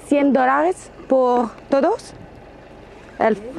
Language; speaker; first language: Spanish; non-native, learner; French